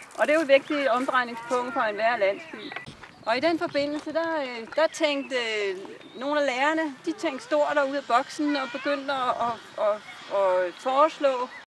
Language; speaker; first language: Danish; native; Danish